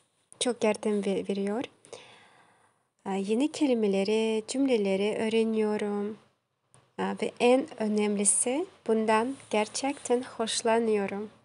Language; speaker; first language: Turkish; non-native, learner; Kazakh